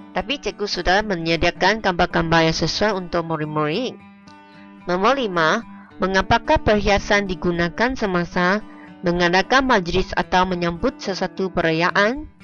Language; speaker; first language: Malay; non-native, local second language; Chinese